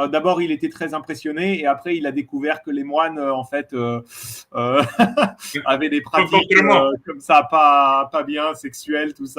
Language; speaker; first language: French; native; French